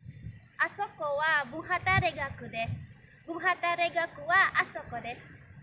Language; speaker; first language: Japanese; non-native, learner; Indonesian